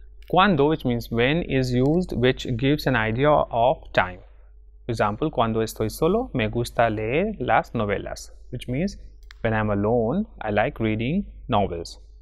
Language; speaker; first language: English; non-native, local second language; Hindi